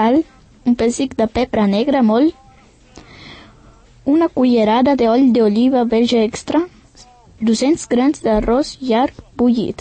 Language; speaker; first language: Catalan; early bilingual, other home language; Portuguese